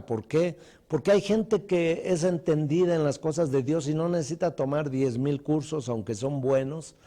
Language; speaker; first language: Spanish; native; Spanish